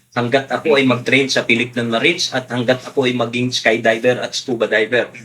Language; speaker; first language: Filipino; non-native, local second language; Pampanga